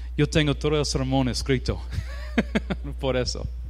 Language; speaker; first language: Spanish; non-native, learner; English